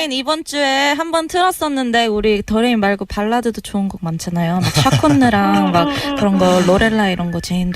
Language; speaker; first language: Korean; early bilingual, heritage; Korean